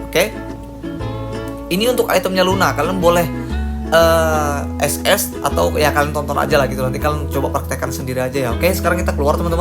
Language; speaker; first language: Indonesian; native; Indonesian